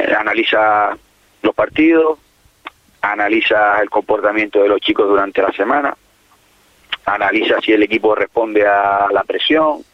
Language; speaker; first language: Spanish; native; Spanish